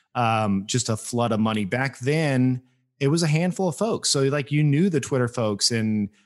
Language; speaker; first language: English; native; English